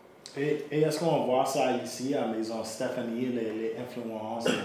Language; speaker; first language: French; non-native, local second language; English